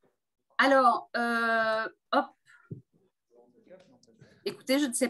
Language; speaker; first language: French; native; French